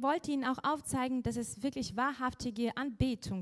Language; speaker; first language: German; non-native, fluent; Russian